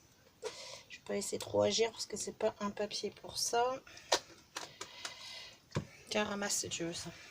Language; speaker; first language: French; native; French